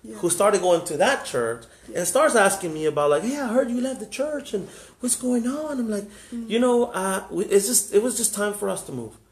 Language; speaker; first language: English; early bilingual, other home language; Spanish